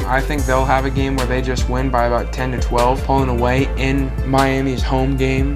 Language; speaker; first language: English; native; English